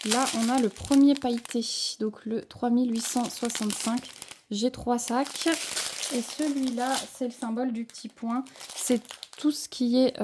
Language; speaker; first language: French; native; French